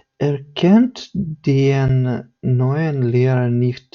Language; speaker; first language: German; non-native, fluent; Ukrainian